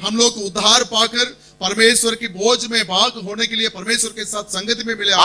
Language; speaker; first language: Hindi; non-native, local second language; Tamil